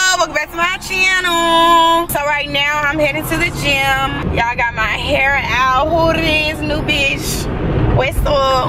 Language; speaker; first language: English; native; English